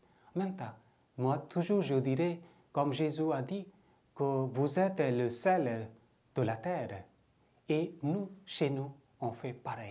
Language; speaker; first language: French; non-native, fluent; Bangla